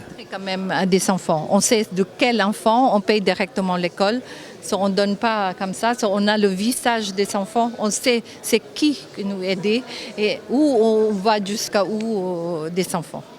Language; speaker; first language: French; non-native, fluent; Japanese